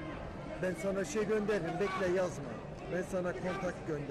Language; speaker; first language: Turkish; early bilingual, heritage; Turkish